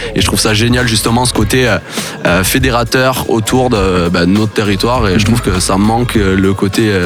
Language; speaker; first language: French; native; French